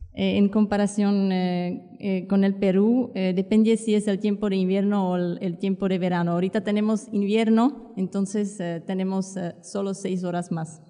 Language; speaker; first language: Spanish; non-native, fluent; Czech